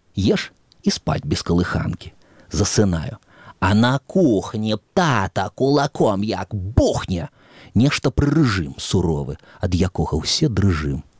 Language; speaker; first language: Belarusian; non-native, local second language; Russian